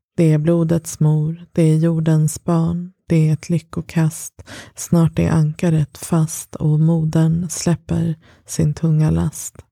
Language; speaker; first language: Swedish; early bilingual, other home language; Persian